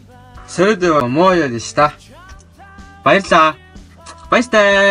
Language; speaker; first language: Japanese; non-native, fluent; Mongolian